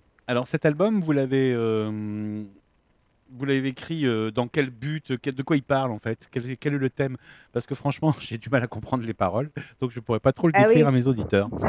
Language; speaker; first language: French; native; French